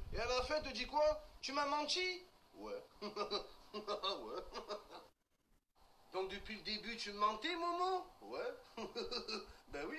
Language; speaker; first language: French; native; French